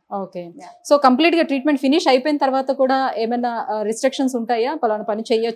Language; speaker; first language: Telugu; native; Telugu